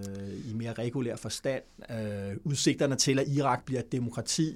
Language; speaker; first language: Danish; native; Danish